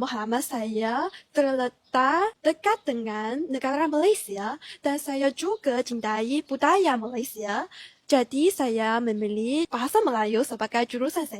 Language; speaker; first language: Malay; non-native, learner; Chinese